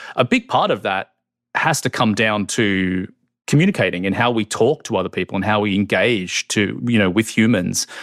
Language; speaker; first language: English; native; English